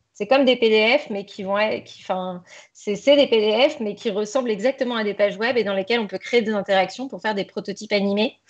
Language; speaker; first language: French; native; French